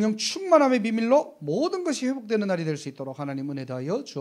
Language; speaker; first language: Korean; native; Korean